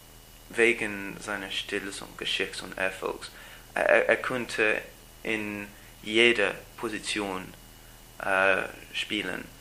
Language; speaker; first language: German; non-native, learner; English